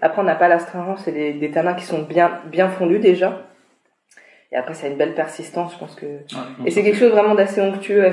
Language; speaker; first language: French; native; French